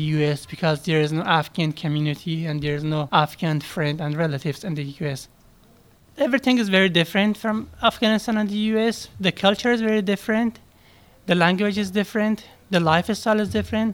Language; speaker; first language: English; non-native, fluent; Persian